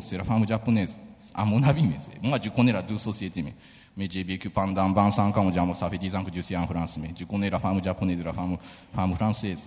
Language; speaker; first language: French; non-native, fluent; Japanese